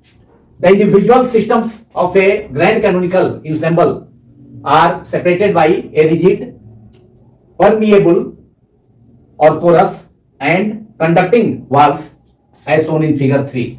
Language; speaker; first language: English; non-native, local second language; Hindi